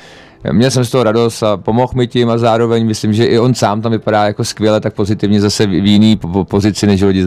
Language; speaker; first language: Czech; native; Czech